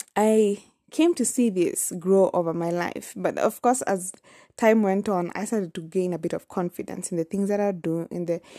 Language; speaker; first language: English; non-native, local second language; Kamba